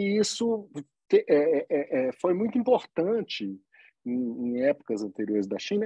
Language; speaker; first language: Portuguese; native; Portuguese